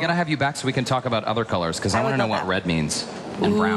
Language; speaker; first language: English; native; English